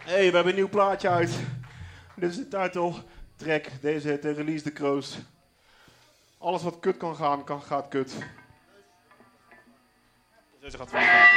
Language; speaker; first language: Dutch; native; Dutch